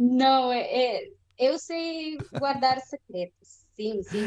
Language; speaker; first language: Portuguese; non-native, learner; Spanish